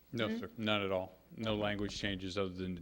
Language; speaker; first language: English; native; English